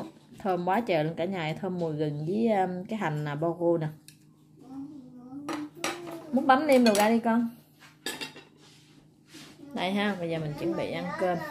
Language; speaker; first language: Vietnamese; native; Vietnamese